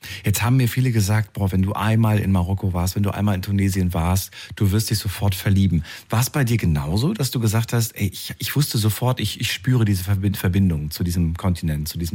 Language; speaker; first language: German; native; German